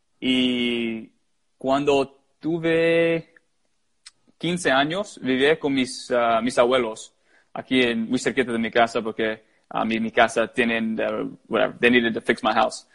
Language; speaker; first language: Spanish; early bilingual, heritage; English